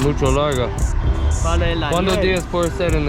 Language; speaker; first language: Spanish; non-native, learner; English